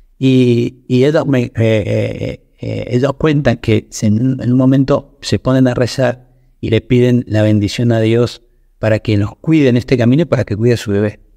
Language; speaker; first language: Spanish; native; Spanish